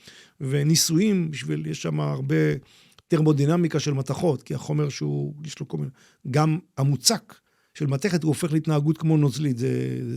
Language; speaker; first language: Hebrew; native; Hebrew